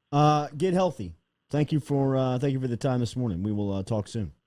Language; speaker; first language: English; native; English